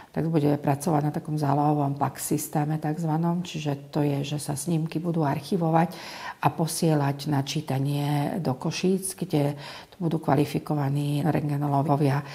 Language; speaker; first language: Slovak; native; Slovak